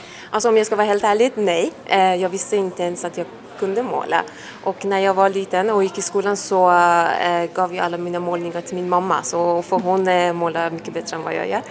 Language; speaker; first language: Swedish; non-native, fluent; Persian